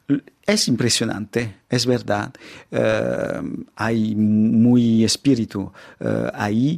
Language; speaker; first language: Spanish; non-native, fluent; French